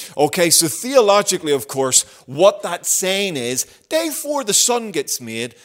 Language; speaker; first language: English; native; English